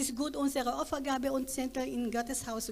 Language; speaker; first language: German; non-native, learner; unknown